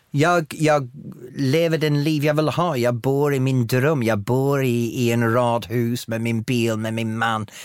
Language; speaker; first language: Swedish; non-native, fluent; English